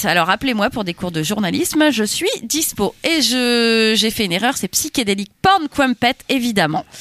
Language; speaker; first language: French; native; French